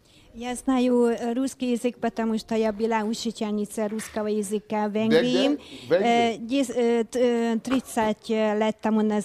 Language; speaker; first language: Russian; non-native, fluent; English